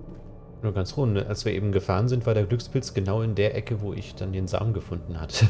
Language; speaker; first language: German; native; German